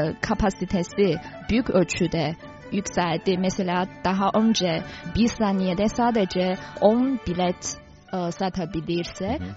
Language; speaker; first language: Turkish; non-native, fluent; Chinese